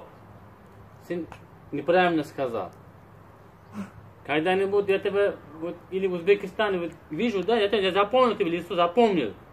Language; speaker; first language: Russian; non-native, learner; Uzbek